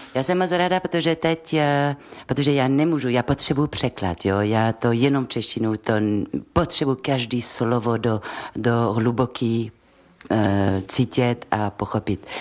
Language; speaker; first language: Czech; non-native, fluent; French